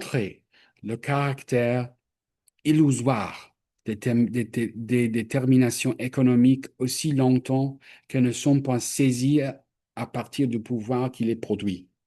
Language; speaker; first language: French; non-native, fluent; English